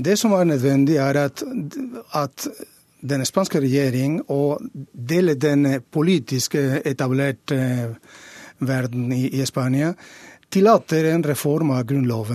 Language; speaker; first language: Norwegian; non-native, fluent; Catalan